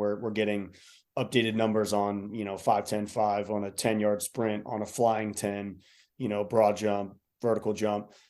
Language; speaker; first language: English; native; English